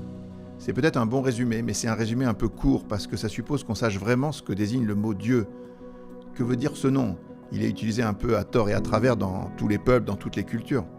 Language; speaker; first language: French; native; French